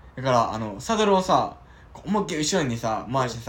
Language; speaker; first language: Japanese; native; Japanese